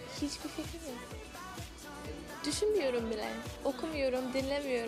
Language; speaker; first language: Turkish; non-native, learner; English